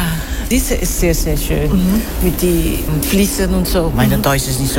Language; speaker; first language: German; non-native, learner; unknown